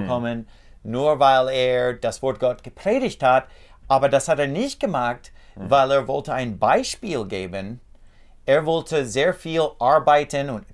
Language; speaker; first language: German; non-native, learner; English